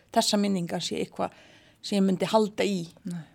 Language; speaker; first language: Icelandic; non-native, fluent; Bosnian